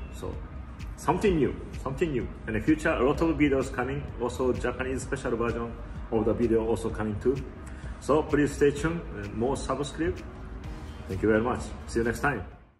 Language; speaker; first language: English; non-native, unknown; Japanese